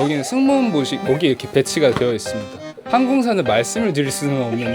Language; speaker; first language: Korean; native; Korean